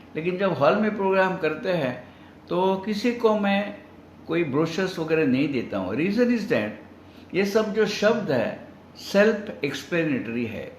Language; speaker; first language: Hindi; non-native, local second language; Marathi